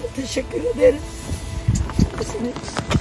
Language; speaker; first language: Turkish; non-native, local second language; Arabic